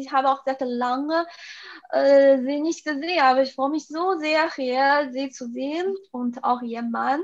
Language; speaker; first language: German; non-native, fluent; Chinese